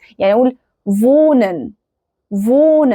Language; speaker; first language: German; non-native, fluent; Arabic